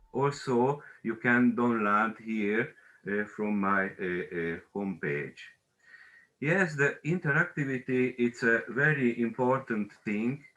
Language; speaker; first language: English; non-native, learner; Hungarian